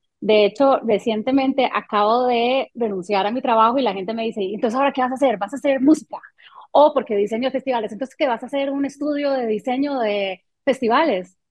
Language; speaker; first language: Spanish; early bilingual, other home language; French